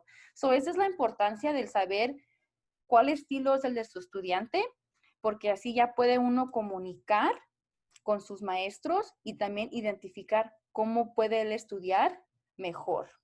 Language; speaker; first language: Spanish; early bilingual, heritage; Spanish